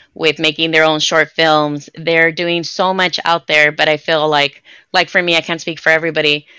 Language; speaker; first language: English; native; English